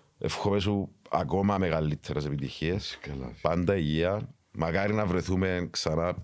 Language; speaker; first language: Greek; native; Greek